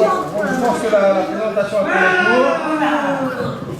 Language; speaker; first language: French; native; French